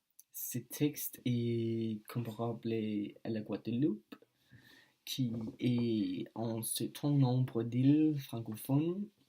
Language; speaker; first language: French; non-native, learner; Danish